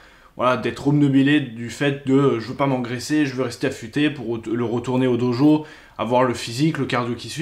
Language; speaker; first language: French; native; French